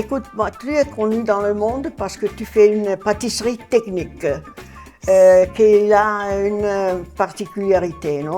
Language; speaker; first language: French; non-native, fluent; Italian